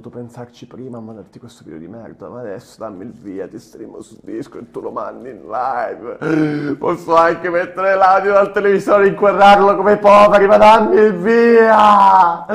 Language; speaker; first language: Italian; native; Italian